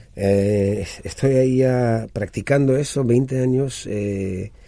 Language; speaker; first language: Spanish; early bilingual, other home language; Hebrew